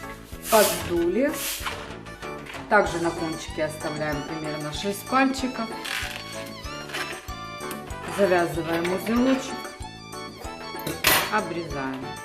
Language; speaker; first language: Russian; native; Russian